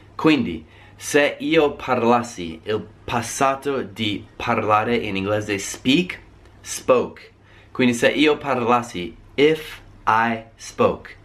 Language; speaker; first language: Italian; non-native, fluent; English